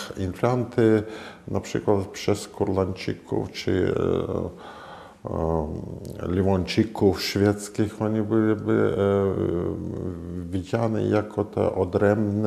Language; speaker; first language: Polish; non-native, fluent; Latvian